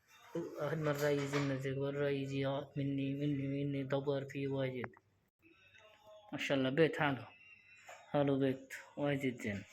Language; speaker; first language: Arabic; non-native, learner; Bangla